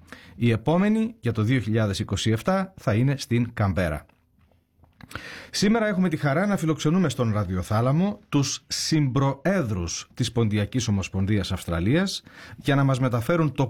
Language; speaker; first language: Greek; native; Greek